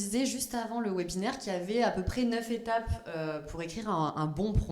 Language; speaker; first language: French; native; French